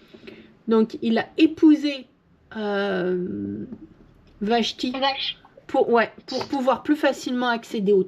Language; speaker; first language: French; native; French